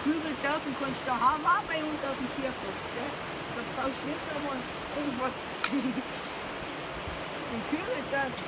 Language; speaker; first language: German; native; German